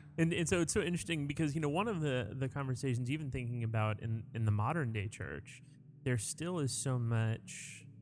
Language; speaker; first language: English; native; English